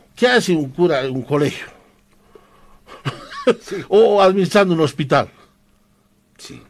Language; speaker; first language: Spanish; non-native, local second language; Quechua